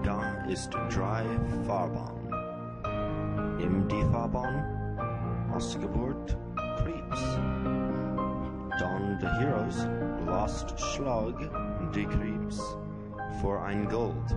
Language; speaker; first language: German; non-native, learner; English